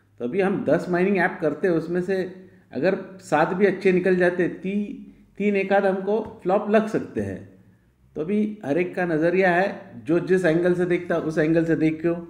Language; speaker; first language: Hindi; non-native, local second language; Marathi